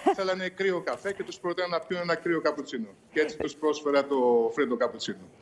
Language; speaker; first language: Greek; native; Greek